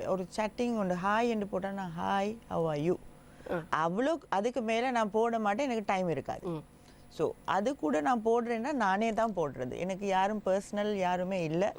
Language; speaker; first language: Tamil; non-native, local second language; Gujarati